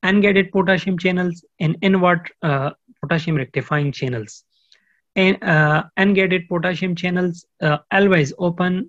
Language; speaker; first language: English; non-native, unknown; Pashto